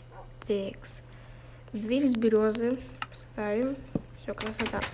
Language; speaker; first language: Russian; native; Russian